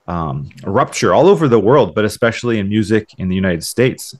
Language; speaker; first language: English; native; English